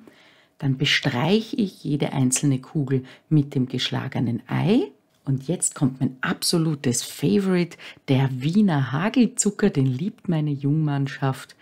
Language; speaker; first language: German; native; German